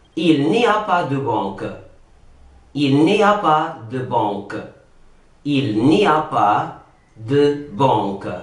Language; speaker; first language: French; non-native, fluent; Arabic